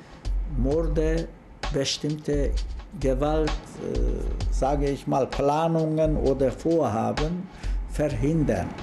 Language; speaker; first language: German; non-native, fluent; Turkish